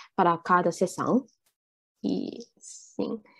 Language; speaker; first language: Portuguese; non-native, learner; Japanese